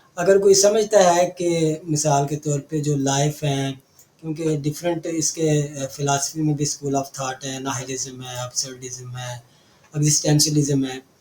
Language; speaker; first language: Urdu; non-native, local second language; Punjabi